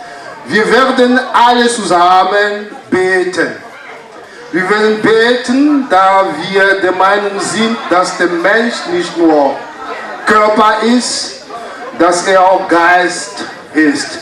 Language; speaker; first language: German; non-native, fluent; French